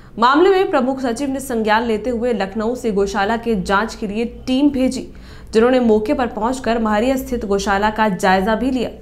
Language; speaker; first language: Hindi; native; Hindi